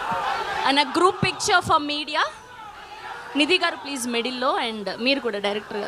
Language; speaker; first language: Telugu; native; Telugu